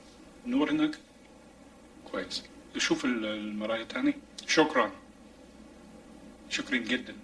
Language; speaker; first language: Arabic; non-native, fluent; English